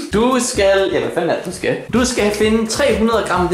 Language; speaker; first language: Danish; native; Danish